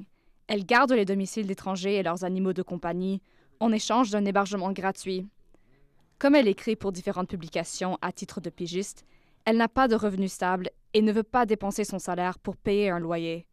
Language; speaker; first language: French; native; French